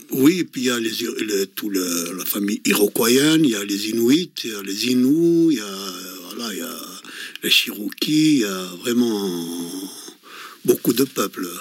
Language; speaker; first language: French; non-native, local second language; Kabyle